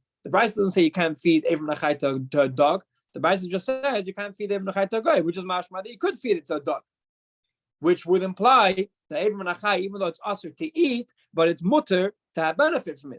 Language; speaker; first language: English; non-native, fluent; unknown